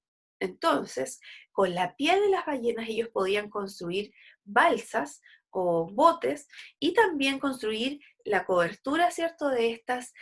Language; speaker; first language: Spanish; native; Spanish